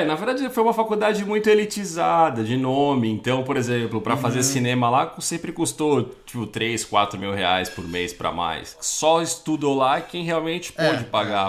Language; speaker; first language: Portuguese; native; Portuguese